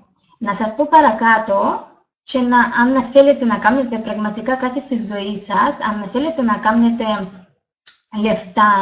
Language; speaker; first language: Greek; non-native, learner; Russian